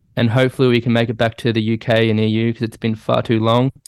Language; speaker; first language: English; native; English